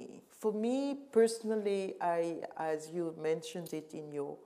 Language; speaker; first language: English; non-native, local second language; French